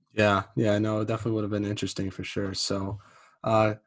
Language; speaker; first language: English; native; English